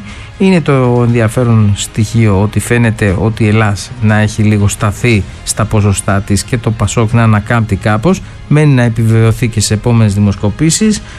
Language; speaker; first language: Greek; native; Greek